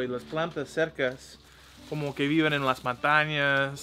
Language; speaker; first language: Spanish; non-native, learner; English